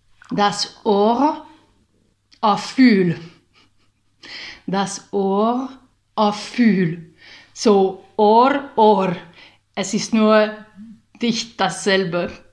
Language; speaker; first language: German; non-native, learner; Hungarian